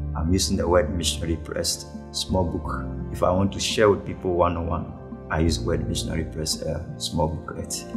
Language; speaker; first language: English; non-native, local second language; Akan